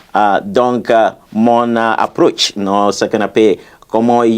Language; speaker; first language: French; non-native, fluent; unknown